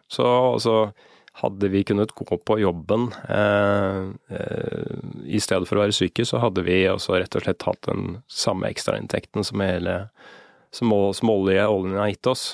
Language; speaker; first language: Norwegian; native; Norwegian